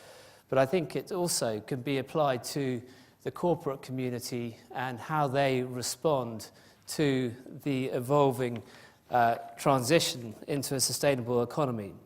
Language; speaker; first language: English; native; English